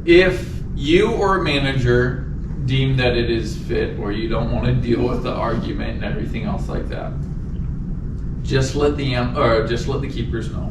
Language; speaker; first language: English; native; English